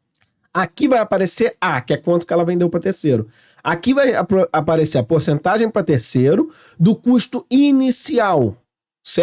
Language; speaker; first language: Portuguese; native; Portuguese